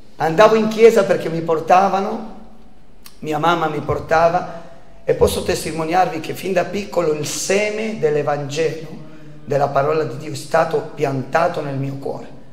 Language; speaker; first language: Italian; non-native, fluent; Spanish